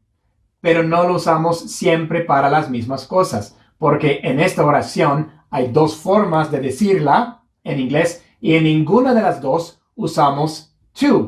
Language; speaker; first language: Spanish; non-native, fluent; English